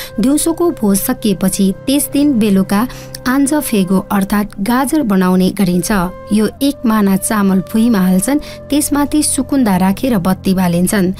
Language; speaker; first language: Nepali; non-native, local second language; Newari